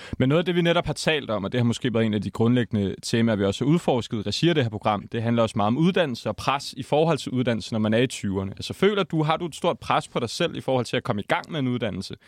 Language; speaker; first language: Danish; native; Danish